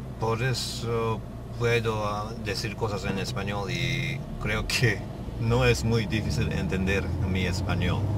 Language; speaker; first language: Spanish; non-native, learner; Japanese